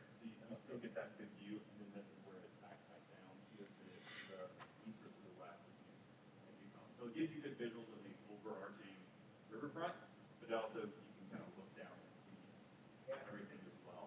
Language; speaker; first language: English; native; English